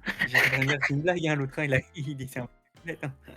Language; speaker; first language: French; native; French